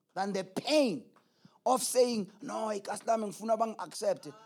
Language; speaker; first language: English; non-native, local second language; Zulu